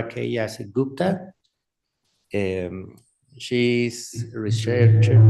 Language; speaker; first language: English; non-native, learner; Spanish